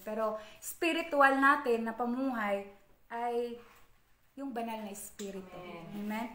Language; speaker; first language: Filipino; non-native, local second language; Cebuano